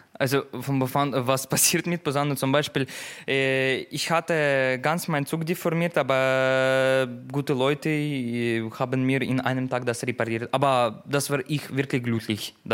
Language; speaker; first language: German; non-native, learner; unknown